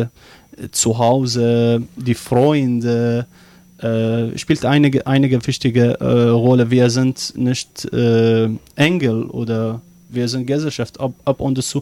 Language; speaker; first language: German; non-native, learner; Arabic